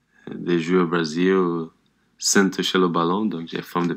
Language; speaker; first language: French; non-native, learner; Portuguese